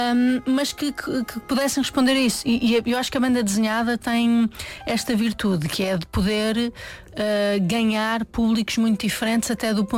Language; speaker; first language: Portuguese; native; Portuguese